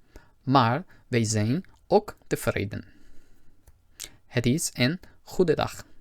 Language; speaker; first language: Dutch; non-native, fluent; Portuguese